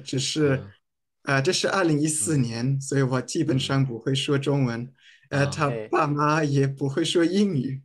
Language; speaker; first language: Chinese; non-native, fluent; German